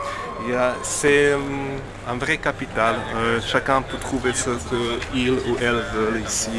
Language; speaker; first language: French; non-native, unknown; Slovak